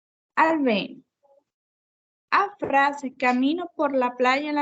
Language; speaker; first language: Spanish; non-native, fluent; Portuguese